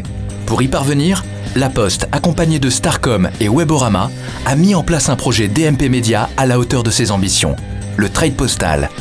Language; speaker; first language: French; native; French